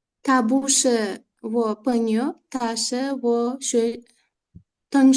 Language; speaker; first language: Chinese; non-native, learner; Uzbek